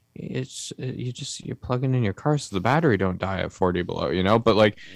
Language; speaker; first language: English; native; English